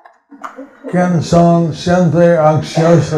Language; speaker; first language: Spanish; non-native, learner; English